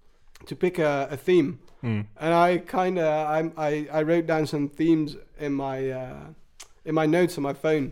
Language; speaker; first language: English; native; English